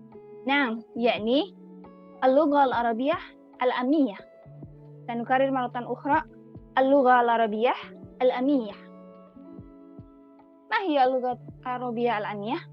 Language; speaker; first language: Arabic; non-native, learner; Indonesian